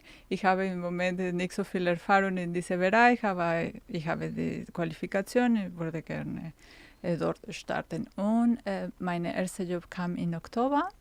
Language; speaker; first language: German; non-native, fluent; Spanish